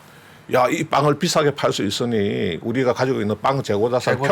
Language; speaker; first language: Korean; native; Korean